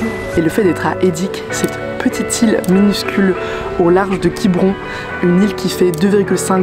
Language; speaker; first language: French; native; French